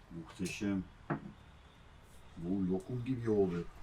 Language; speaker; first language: Turkish; non-native, fluent; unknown